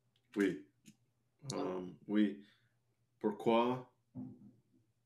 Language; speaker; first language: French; non-native, learner; English